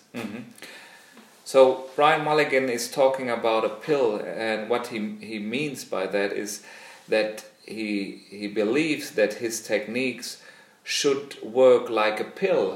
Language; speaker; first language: English; non-native, fluent; German